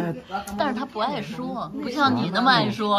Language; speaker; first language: Chinese; native; Chinese